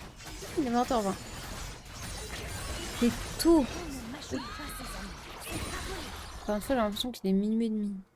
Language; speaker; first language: French; native; French